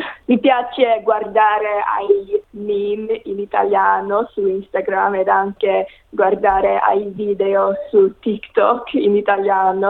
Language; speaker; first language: Italian; non-native, learner; English